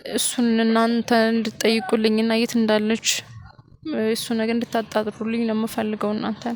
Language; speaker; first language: Amharic; native; Amharic